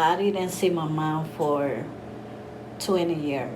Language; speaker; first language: English; non-native, learner; Spanish